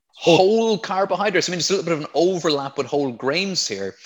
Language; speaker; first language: English; native; English